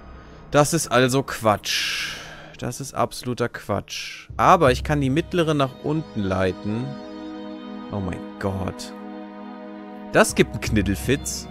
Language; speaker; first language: German; native; German